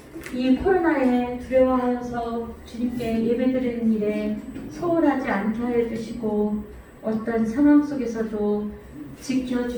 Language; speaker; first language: Korean; native; Korean